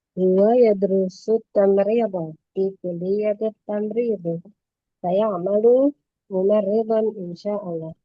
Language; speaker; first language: Arabic; non-native, learner; Indonesian